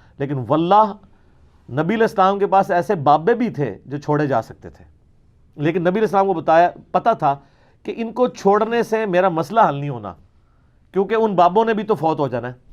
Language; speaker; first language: Urdu; non-native, local second language; Punjabi